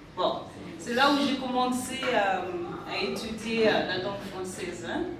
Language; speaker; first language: French; non-native, fluent; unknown